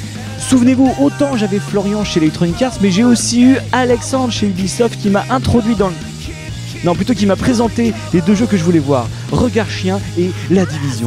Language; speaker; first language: French; native; French